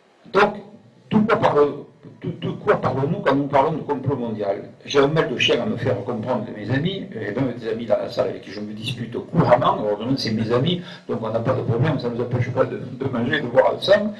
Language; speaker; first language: French; native; French